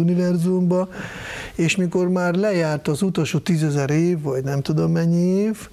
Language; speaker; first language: Hungarian; non-native, fluent; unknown